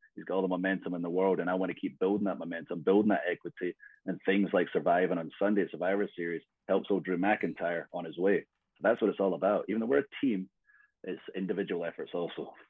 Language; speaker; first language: English; native; English